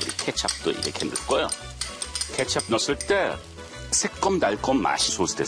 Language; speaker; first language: Korean; non-native, learner; English